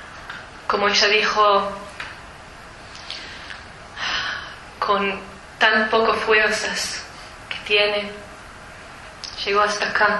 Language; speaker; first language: Spanish; early bilingual, heritage; Spanish